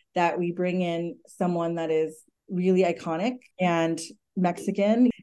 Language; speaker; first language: English; native; English